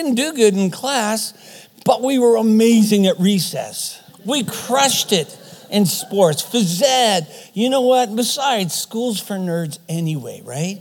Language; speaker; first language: English; non-native, fluent; German